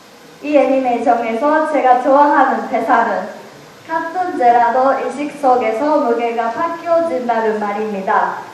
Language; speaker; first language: Korean; non-native, learner; Japanese